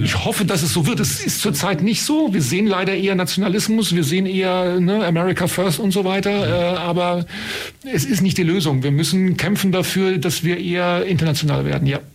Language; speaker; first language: German; native; German